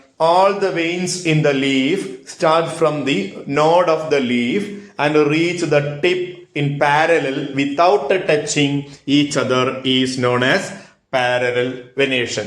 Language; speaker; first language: English; non-native, local second language; Malayalam